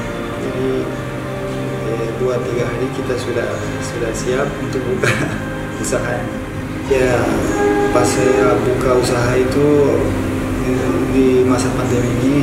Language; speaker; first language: Indonesian; non-native, fluent; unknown